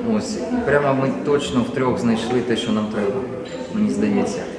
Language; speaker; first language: Ukrainian; non-native, local second language; Russian